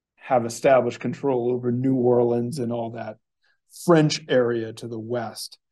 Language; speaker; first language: English; native; English